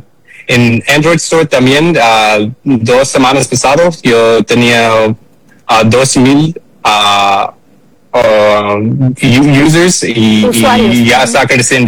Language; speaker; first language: Spanish; early bilingual, heritage; English